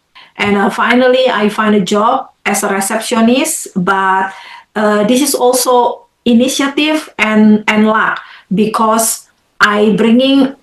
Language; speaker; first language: English; non-native, fluent; Indonesian